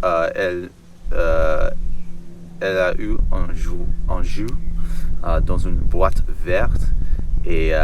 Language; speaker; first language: French; non-native, learner; English